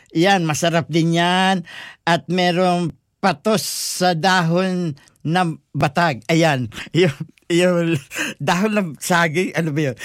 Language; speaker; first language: Filipino; non-native, local second language; Bikol